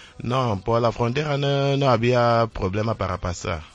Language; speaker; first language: Spanish; non-native, learner; French